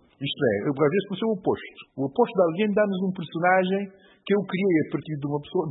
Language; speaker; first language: Portuguese; non-native, local second language; Kabuverdianu